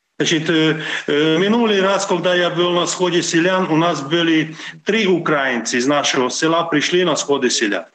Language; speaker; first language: Ukrainian; non-native, local second language; Hungarian